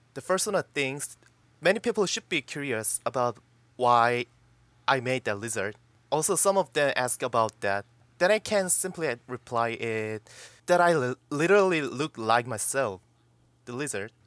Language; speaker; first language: English; non-native, learner; Korean